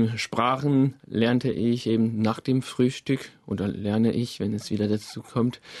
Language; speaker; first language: German; non-native, fluent; French